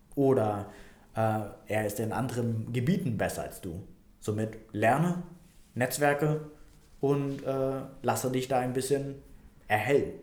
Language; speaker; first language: German; non-native, fluent; Vietnamese